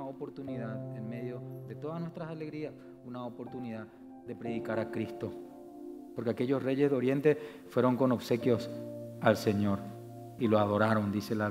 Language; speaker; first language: Spanish; native; Spanish